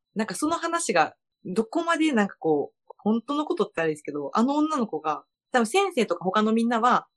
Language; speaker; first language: Japanese; early bilingual, other home language; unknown